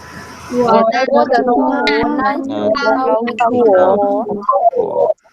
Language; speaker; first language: Chinese; non-native, learner; Indonesian